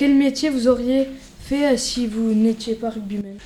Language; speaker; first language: French; non-native, fluent; English